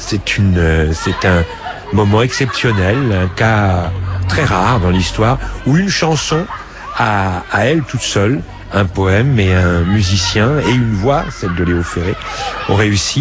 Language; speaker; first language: French; native; French